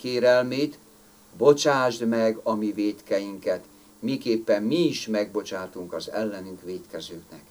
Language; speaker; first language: Hungarian; native; Hungarian